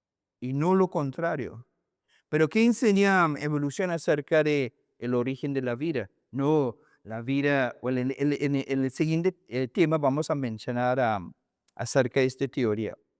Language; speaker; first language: Spanish; non-native, learner; English